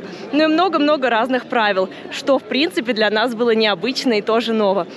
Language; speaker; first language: Russian; native; Russian